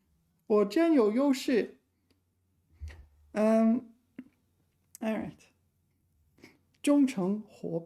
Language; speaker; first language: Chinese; non-native, learner; English